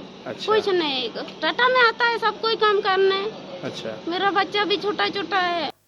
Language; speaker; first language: Hindi; non-native, local second language; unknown